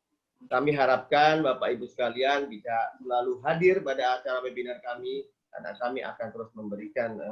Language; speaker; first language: Indonesian; native; Indonesian